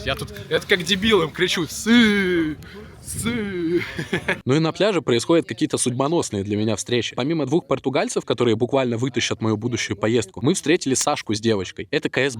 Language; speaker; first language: Russian; native; Russian